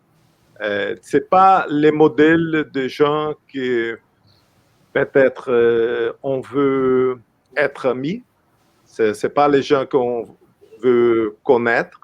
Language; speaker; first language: French; non-native, fluent; Portuguese